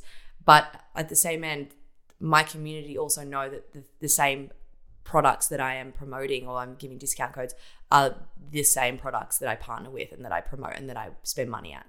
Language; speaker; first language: English; native; English